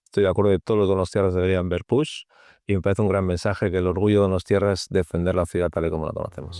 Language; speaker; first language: Spanish; native; Spanish